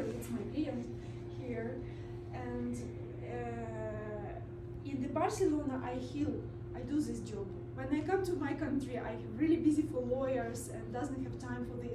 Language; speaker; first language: English; non-native, learner; Russian